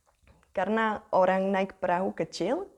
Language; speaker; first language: Indonesian; non-native, fluent; Czech